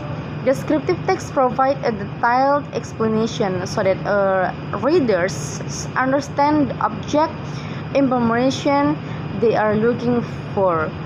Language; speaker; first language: English; non-native, fluent; Indonesian